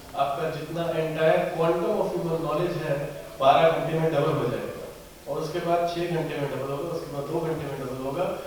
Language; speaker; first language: Hindi; native; Hindi